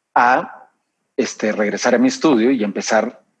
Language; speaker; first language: Spanish; native; Spanish